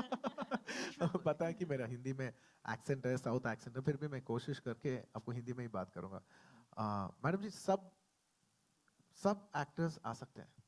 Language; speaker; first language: Hindi; non-native, local second language; Telugu